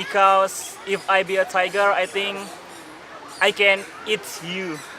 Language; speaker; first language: English; non-native, learner; Indonesian